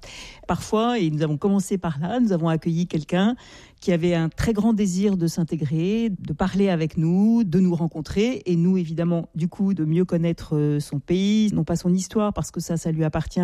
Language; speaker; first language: French; native; French